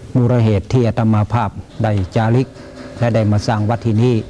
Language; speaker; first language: Thai; native; Thai